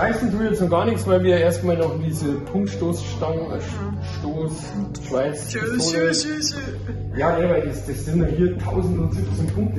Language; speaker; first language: German; native; German